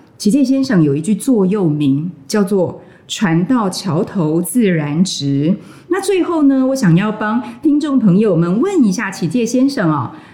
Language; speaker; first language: Chinese; native; Chinese